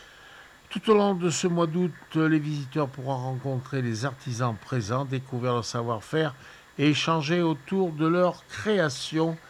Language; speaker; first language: French; native; French